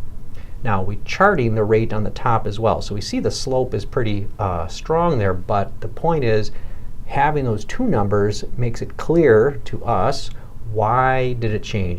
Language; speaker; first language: English; native; English